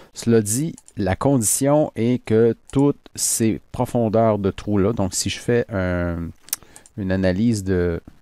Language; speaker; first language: French; native; French